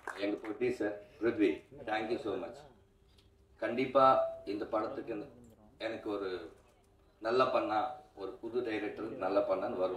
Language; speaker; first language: Tamil; non-native, learner; Telugu